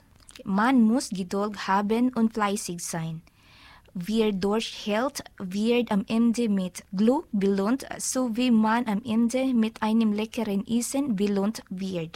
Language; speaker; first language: German; non-native, learner; Filipino